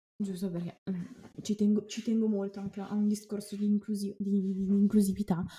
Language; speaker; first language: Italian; native; Italian